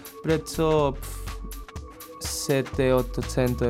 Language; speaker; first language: Italian; non-native, learner; Chinese